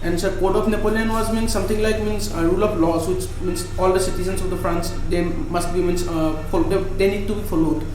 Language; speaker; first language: English; non-native, local second language; Assamese